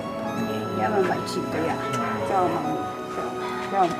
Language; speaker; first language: Spanish; native; Spanish